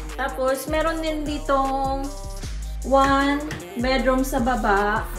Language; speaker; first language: Filipino; native; Filipino